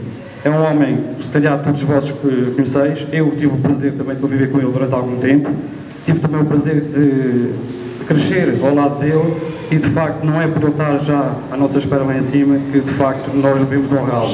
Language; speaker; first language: Portuguese; native; Portuguese